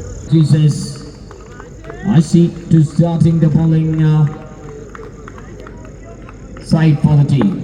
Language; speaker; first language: English; non-native, local second language; Malayalam